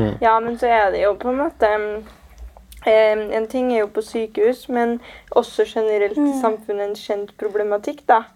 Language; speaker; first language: Norwegian; native; Norwegian